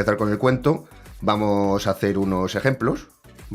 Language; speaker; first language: Spanish; native; Spanish